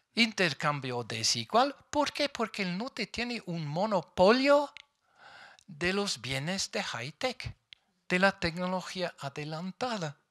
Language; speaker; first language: Spanish; non-native, fluent; English